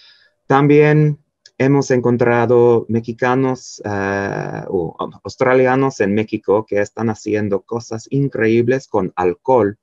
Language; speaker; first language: Spanish; non-native, fluent; English